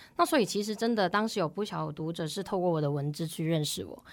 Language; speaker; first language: Chinese; non-native, local second language; Cantonese